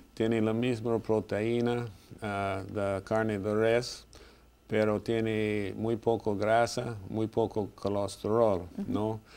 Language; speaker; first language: Spanish; non-native, fluent; English